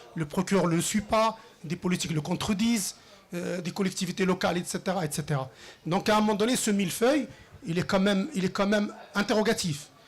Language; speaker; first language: French; early bilingual, other home language; Riffian